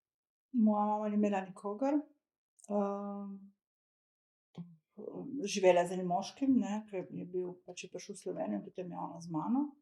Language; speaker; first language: Slovenian; early bilingual, other home language; Croatian